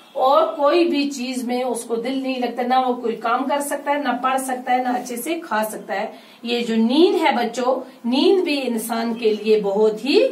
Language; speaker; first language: Urdu; non-native, local second language; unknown